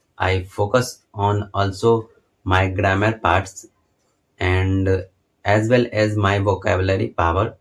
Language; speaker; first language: English; non-native, learner; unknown